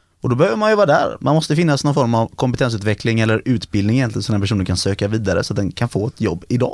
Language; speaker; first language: Swedish; native; Swedish